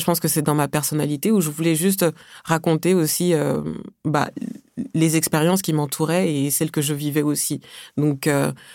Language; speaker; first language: French; early bilingual, other home language; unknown